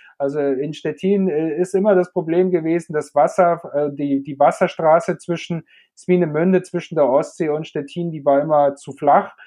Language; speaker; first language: German; native; German